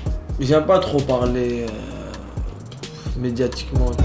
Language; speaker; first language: French; non-native, local second language; Arabic